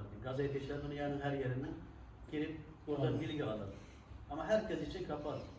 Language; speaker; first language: Turkish; non-native, learner; Uyghur